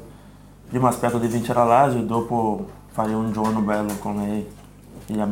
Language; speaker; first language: Italian; non-native, fluent; Portuguese